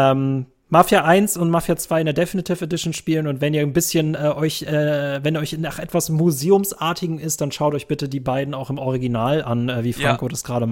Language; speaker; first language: German; native; German